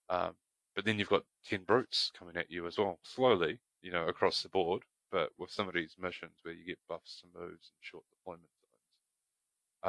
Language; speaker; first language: English; native; English